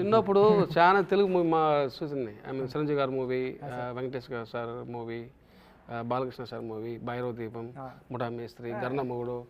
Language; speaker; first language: Telugu; non-native, learner; Tamil